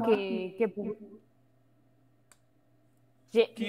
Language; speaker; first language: French; non-native, fluent; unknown